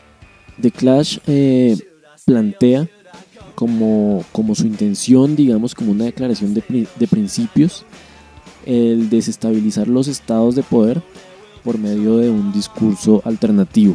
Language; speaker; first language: Spanish; native; Spanish